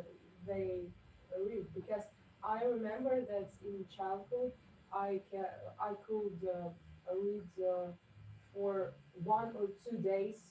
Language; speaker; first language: English; non-native, fluent; Ukrainian